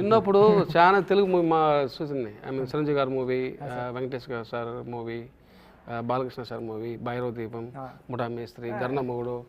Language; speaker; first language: Telugu; non-native, learner; Tamil